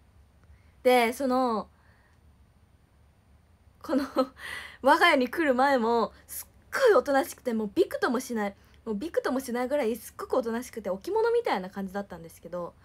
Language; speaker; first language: Japanese; native; Japanese